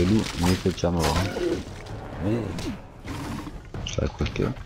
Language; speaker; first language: French; native; French